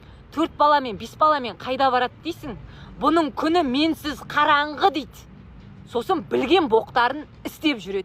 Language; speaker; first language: Kazakh; native; Kazakh